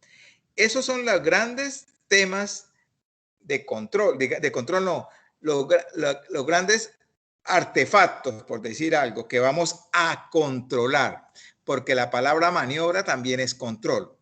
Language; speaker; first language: Spanish; native; Spanish